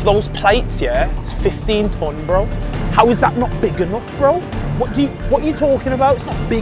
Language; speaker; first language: English; native; English